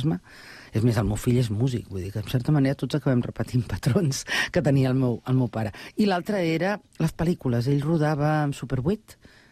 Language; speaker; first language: Catalan; native; Catalan